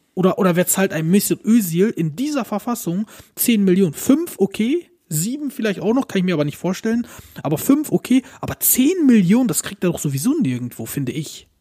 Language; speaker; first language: German; early bilingual, other home language; Turkish